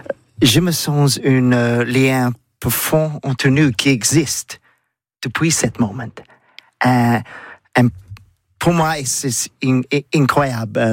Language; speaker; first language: French; non-native, learner; English